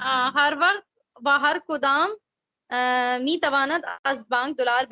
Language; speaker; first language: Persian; non-native, learner; Urdu